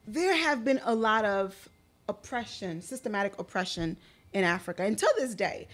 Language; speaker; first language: English; early bilingual, other home language; Haitian Creole